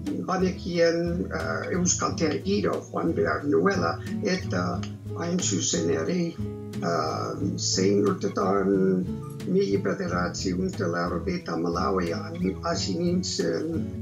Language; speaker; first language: Basque; non-native, fluent; English